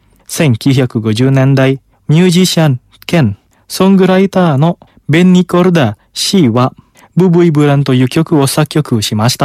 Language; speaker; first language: Japanese; non-native, fluent; Indonesian